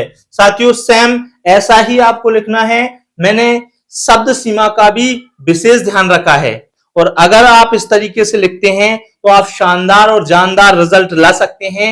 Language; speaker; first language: Hindi; native; Hindi